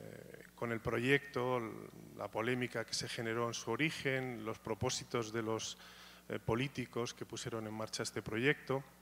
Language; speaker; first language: Spanish; native; Spanish